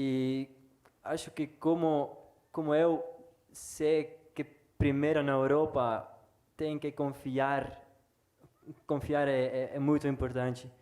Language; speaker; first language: Portuguese; non-native, fluent; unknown